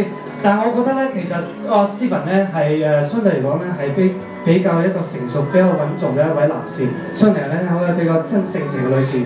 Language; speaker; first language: Cantonese; native; Cantonese